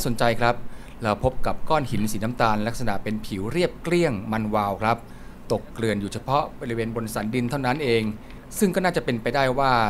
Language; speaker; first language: Thai; native; Thai